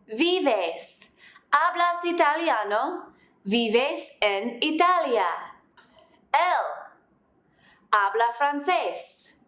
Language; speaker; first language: Spanish; non-native, fluent; English